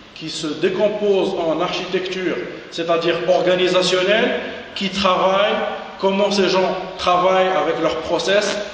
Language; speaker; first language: French; non-native, local second language; Arabic